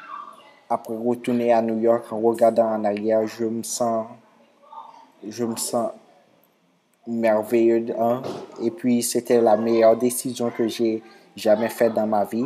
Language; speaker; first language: French; non-native, local second language; Haitian Creole